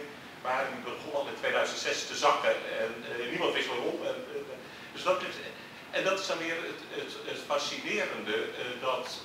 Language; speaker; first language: Dutch; native; Dutch